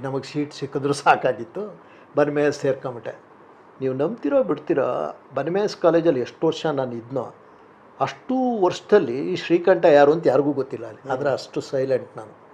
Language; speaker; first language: Kannada; native; Kannada